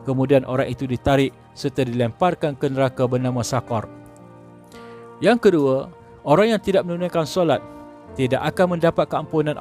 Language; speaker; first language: Malay; native; Malay